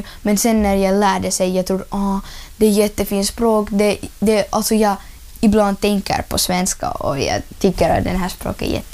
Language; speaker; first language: Swedish; non-native, learner; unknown